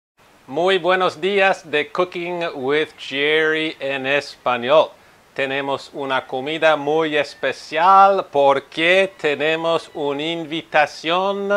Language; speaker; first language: Spanish; non-native, fluent; Italian